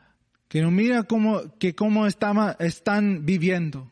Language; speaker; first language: Spanish; non-native, learner; English